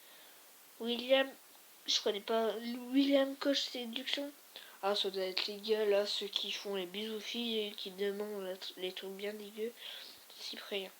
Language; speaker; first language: French; native; French